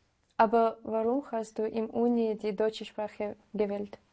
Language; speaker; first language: German; non-native, learner; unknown